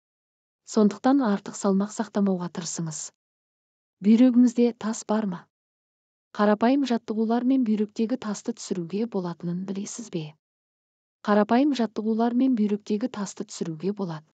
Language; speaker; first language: Kazakh; native; Kazakh